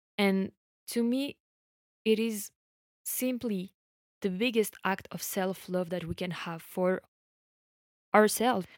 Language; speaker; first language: English; non-native, fluent; French